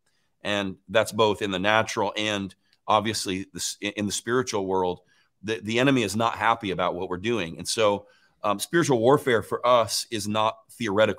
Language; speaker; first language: English; native; English